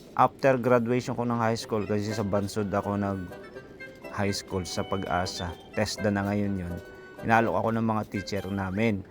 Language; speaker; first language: Filipino; native; Filipino